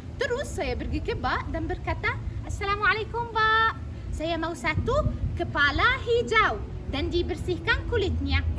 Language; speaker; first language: Indonesian; non-native, fluent; Arabic